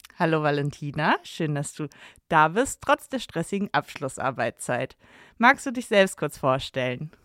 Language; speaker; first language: German; native; German